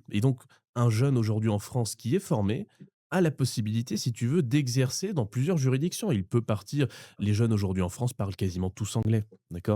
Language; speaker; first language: French; native; French